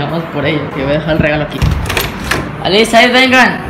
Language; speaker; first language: Spanish; native; Spanish